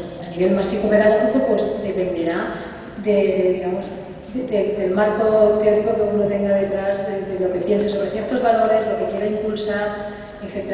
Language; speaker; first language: Spanish; native; Spanish